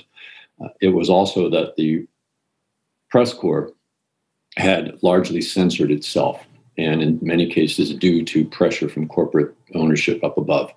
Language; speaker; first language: English; native; English